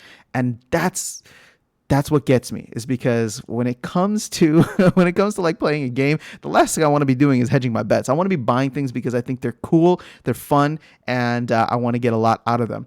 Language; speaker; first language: English; native; English